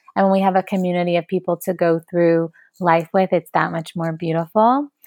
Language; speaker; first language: English; native; English